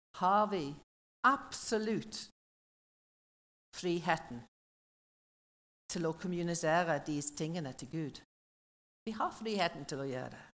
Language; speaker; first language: Norwegian; non-native, learner; English